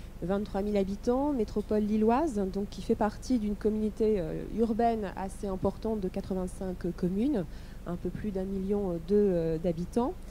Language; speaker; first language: French; native; French